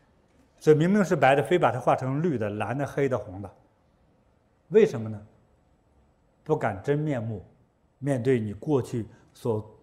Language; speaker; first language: Chinese; native; Chinese